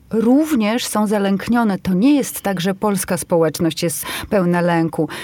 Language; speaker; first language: Polish; native; Polish